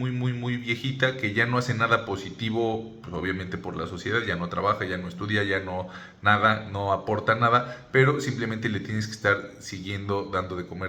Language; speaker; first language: Spanish; native; Spanish